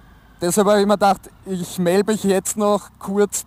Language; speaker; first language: German; native; German